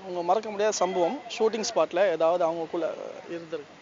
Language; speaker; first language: Tamil; native; Tamil